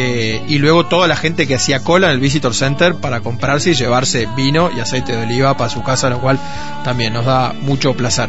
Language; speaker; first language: Spanish; native; Spanish